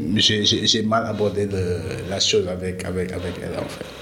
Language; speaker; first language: French; non-native, local second language; Wolof